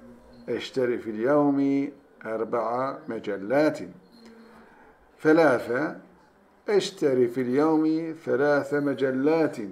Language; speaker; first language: Arabic; non-native, fluent; Turkish